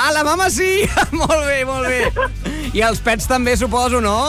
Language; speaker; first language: Catalan; native; Catalan